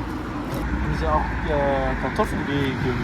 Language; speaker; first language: German; non-native, learner; Filipino